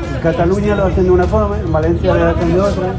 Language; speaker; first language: Spanish; native; Spanish